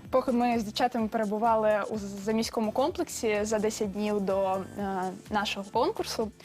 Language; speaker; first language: Ukrainian; native; Ukrainian